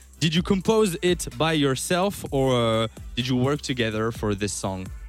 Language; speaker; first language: English; non-native, fluent; French